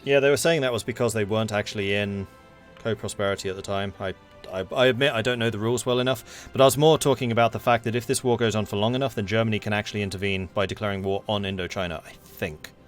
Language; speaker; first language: English; native; English